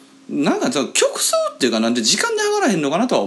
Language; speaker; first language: Japanese; native; Japanese